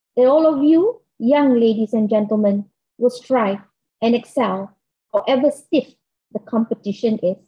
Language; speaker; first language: English; non-native, local second language; Malay